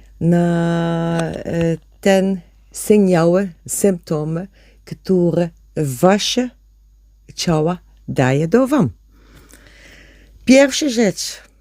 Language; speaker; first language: Polish; non-native, learner; Dutch